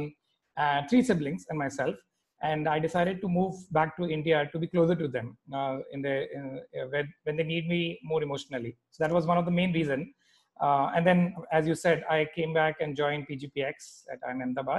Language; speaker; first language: English; non-native, local second language; Hindi